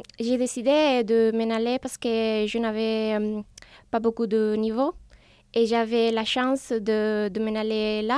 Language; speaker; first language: French; non-native, learner; Spanish